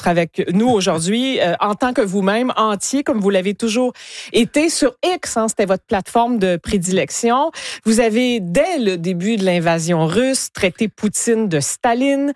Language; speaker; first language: French; native; French